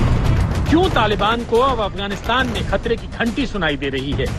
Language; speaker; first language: Hindi; native; Hindi